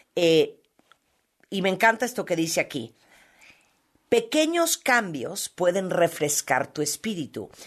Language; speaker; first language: Spanish; native; Spanish